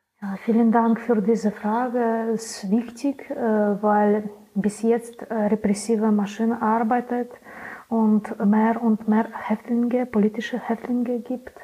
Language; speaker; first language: German; non-native, learner; Belarusian